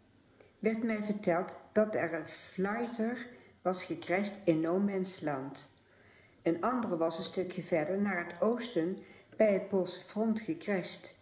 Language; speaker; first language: Dutch; native; Dutch